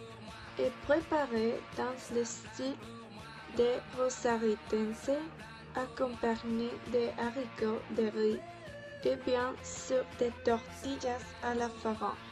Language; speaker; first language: French; non-native, learner; Spanish